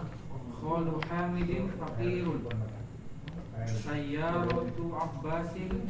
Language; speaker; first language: Arabic; non-native, learner; Indonesian